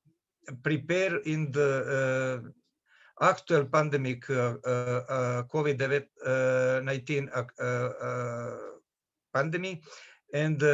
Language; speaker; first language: English; non-native, learner; Serbian